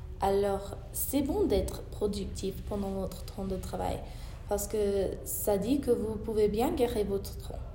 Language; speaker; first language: French; non-native, learner; English